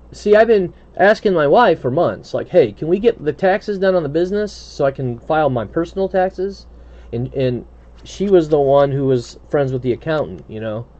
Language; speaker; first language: English; native; English